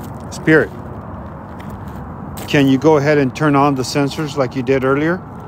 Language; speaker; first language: English; native; English